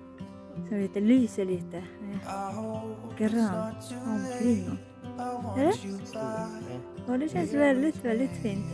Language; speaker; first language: Swedish; non-native, learner; Japanese